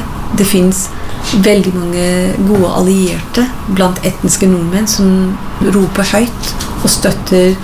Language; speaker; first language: Norwegian; non-native, fluent; English